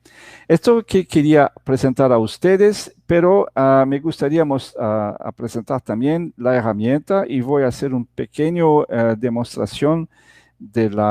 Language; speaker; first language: Spanish; non-native, fluent; Portuguese